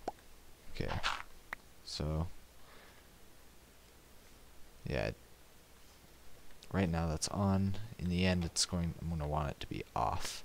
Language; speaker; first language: English; native; English